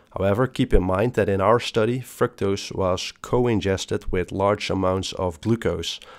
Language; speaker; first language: English; non-native, fluent; Dutch